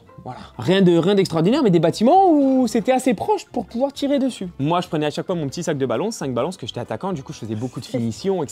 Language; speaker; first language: French; native; French